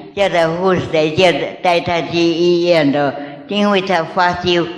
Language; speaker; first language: Chinese; non-native, learner; Min Nan Chinese